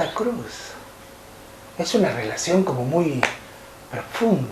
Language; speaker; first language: Spanish; native; Spanish